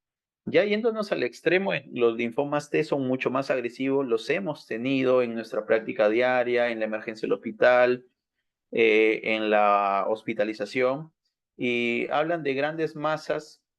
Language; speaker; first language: Spanish; native; Spanish